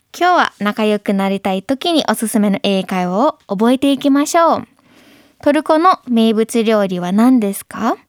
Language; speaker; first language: Japanese; non-native, fluent; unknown